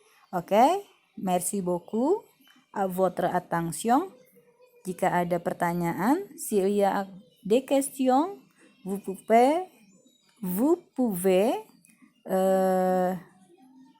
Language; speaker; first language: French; non-native, fluent; Indonesian